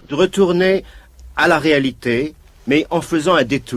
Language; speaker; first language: French; native; French